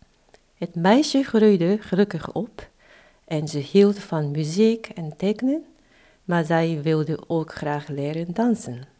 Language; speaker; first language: Dutch; non-native, fluent; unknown